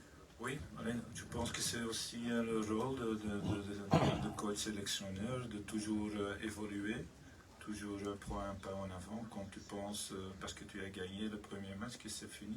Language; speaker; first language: French; non-native, learner; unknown